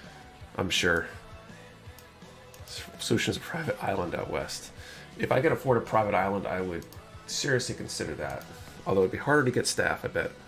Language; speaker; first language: English; native; English